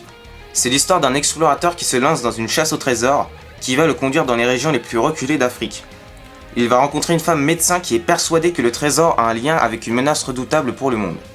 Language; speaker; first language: French; native; French